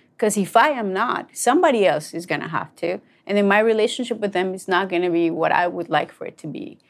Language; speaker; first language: English; non-native, fluent; Spanish